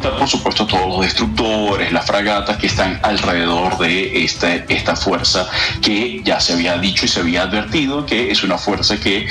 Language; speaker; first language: Spanish; native; Spanish